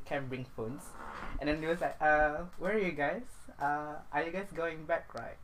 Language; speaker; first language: English; non-native, local second language; Malay